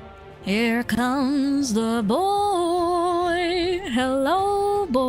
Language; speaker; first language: English; native; English